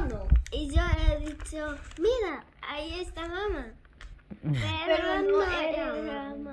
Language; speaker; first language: Spanish; early bilingual, heritage; German